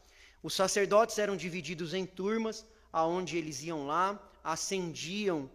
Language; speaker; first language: Portuguese; native; Portuguese